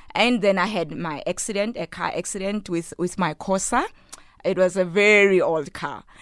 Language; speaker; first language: English; non-native, local second language; Tswana